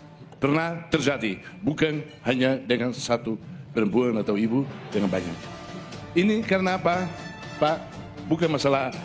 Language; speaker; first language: Indonesian; non-native, fluent; Tetum